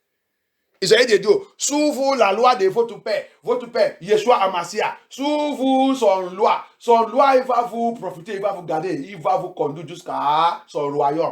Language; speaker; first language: French; non-native, learner; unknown